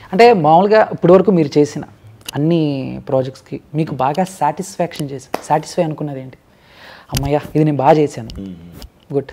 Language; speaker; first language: Telugu; native; Telugu